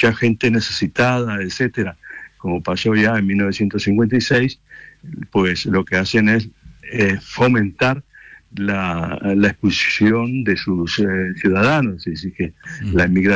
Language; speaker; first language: Spanish; native; Spanish